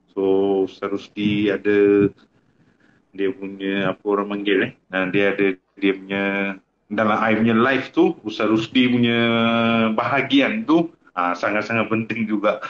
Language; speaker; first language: Malay; non-native, local second language; Tamil